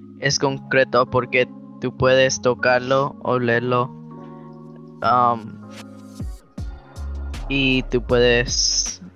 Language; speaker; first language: Spanish; early bilingual, heritage; Spanish